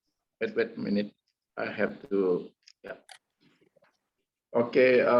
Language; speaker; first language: English; non-native, fluent; Indonesian